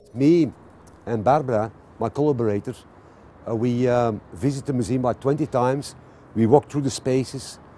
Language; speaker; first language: English; non-native, fluent; Dutch